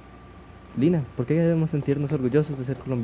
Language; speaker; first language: Spanish; native; Spanish